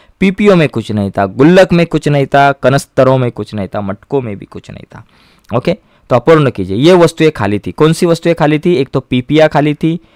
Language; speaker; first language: Hindi; non-native, local second language; Marathi